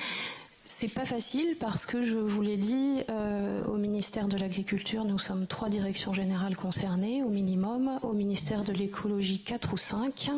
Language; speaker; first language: French; native; French